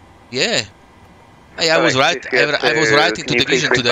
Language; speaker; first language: English; non-native, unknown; Slovak